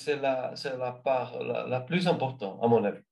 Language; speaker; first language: French; non-native, learner; Portuguese